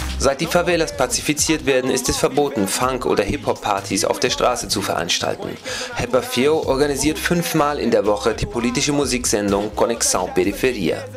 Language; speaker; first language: German; native; German